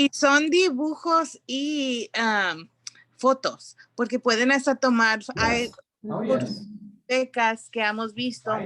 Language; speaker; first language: Spanish; early bilingual, heritage; Spanish